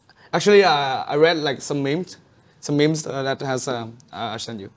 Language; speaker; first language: English; non-native, fluent; Vietnamese